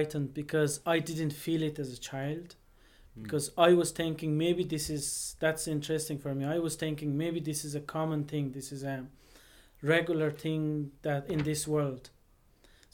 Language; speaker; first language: English; non-native, fluent; Persian